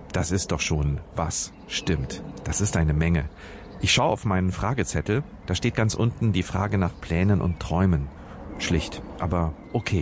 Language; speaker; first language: German; native; German